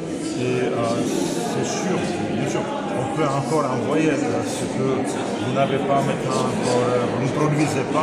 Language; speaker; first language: French; non-native, fluent; Czech